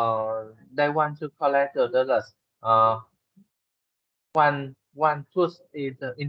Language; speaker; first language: English; non-native, learner; Vietnamese